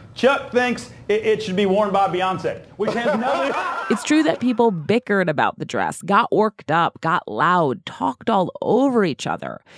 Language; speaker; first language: English; non-native, fluent; German